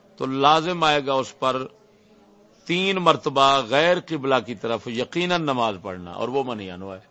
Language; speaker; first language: Urdu; non-native, local second language; Punjabi